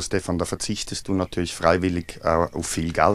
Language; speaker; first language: German; native; German